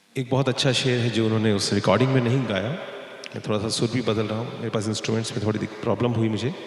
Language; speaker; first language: Hindi; native; Hindi